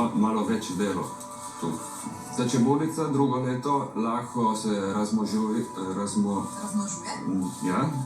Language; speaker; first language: Slovenian; non-native, learner; Italian